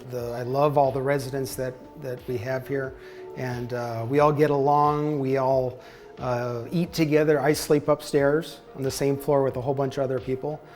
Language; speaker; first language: English; native; English